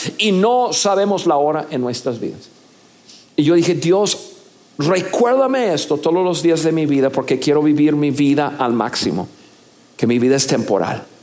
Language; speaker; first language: Spanish; non-native, fluent; English